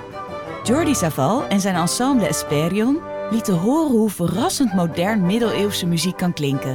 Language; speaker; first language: Dutch; native; Dutch